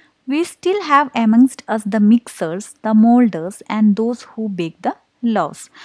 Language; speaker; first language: English; non-native, local second language; Malayalam